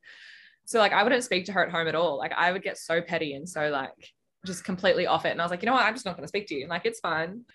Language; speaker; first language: English; native; English